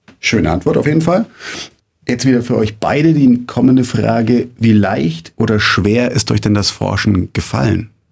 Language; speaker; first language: German; native; German